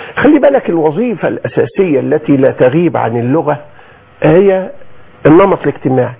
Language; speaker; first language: Arabic; native; Arabic